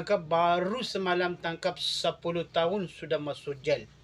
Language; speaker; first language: Indonesian; non-native, learner; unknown